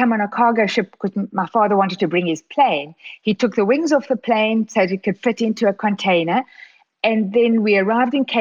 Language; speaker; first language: English; native; English